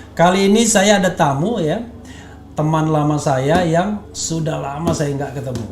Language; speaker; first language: Indonesian; native; Indonesian